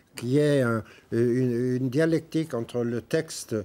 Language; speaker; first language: French; native; French